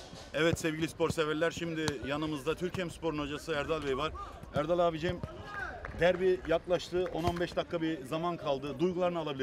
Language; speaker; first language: Turkish; early bilingual, other home language; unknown